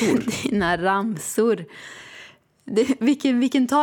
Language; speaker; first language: Swedish; native; Swedish